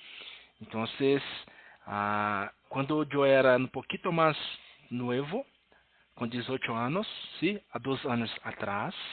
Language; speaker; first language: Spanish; non-native, learner; Portuguese